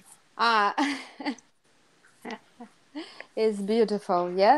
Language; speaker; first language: English; non-native, learner; Russian